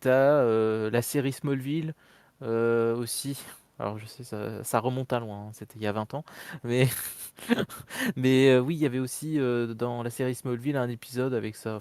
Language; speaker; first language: French; native; French